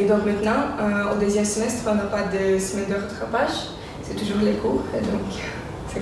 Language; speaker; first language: French; non-native, fluent; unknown